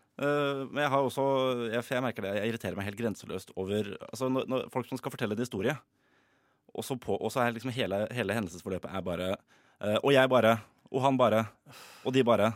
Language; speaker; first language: Norwegian; native; Norwegian